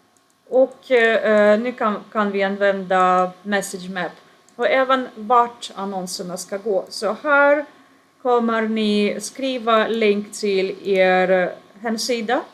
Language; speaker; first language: Swedish; non-native, fluent; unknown